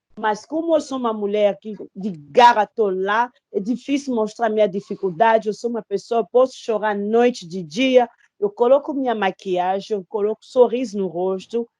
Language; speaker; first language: Portuguese; non-native, fluent; Lingala